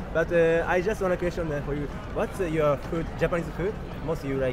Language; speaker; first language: English; non-native, learner; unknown